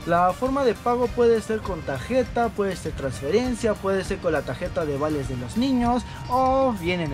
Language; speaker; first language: Spanish; native; Spanish